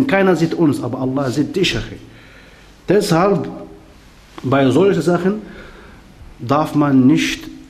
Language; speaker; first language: German; non-native, learner; Arabic